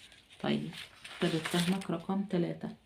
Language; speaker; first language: Arabic; native; Arabic